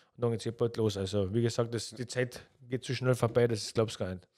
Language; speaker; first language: German; native; German